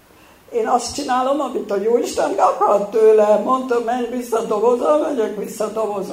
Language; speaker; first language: Hungarian; early bilingual, heritage; Hungarian